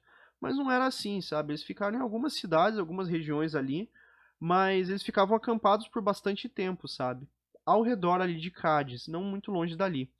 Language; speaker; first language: Portuguese; native; Portuguese